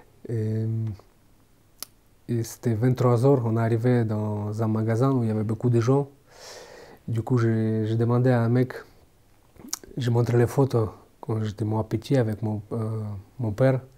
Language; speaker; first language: French; non-native, fluent; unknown